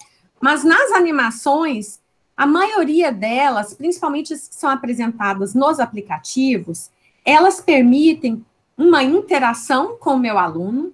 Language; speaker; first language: Portuguese; native; Portuguese